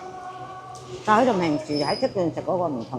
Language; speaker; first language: Cantonese; native; Cantonese